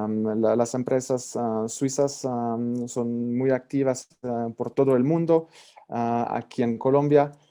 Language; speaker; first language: Spanish; non-native, fluent; French